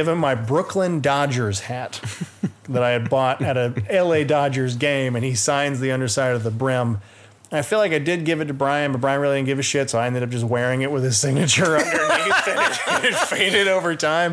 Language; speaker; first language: English; native; English